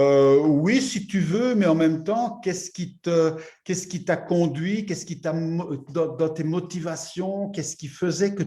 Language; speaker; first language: French; native; French